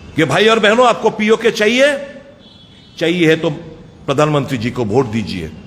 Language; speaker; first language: Hindi; non-native, local second language; Bangla